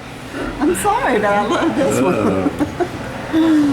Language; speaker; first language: English; native; English